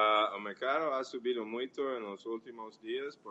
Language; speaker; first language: Portuguese; non-native, fluent; English